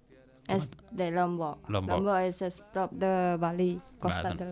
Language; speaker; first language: Catalan; non-native, learner; Indonesian